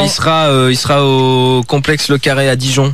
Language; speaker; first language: French; native; French